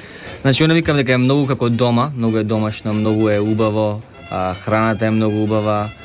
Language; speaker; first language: Macedonian; early bilingual, heritage; Macedonian